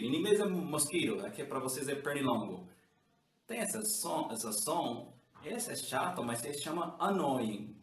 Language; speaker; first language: Portuguese; non-native, learner; English